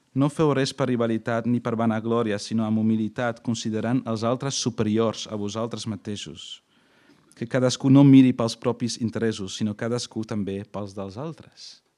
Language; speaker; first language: Catalan; non-native, fluent; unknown